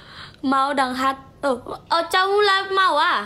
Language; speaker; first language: Vietnamese; non-native, learner; Indonesian